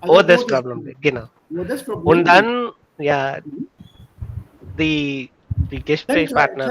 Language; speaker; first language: German; non-native, learner; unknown